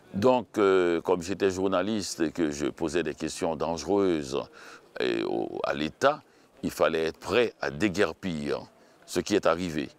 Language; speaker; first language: French; native; French